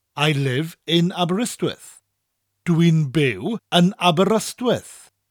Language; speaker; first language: Welsh; non-native, fluent; English